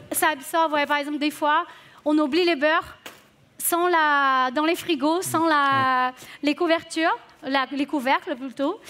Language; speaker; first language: French; non-native, fluent; Portuguese